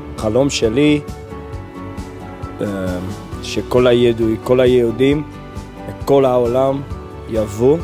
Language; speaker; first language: Hebrew; non-native, learner; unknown